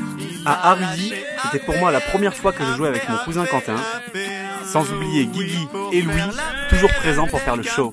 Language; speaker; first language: French; native; French